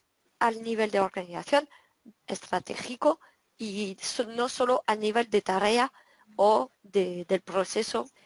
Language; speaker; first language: Spanish; non-native, fluent; French